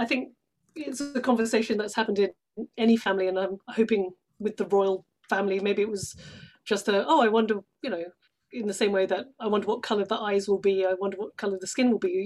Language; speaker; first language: English; native; English